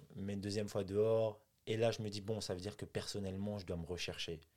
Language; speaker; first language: French; native; French